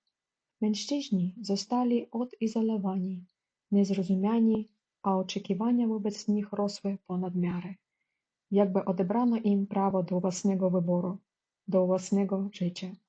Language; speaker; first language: Polish; non-native, fluent; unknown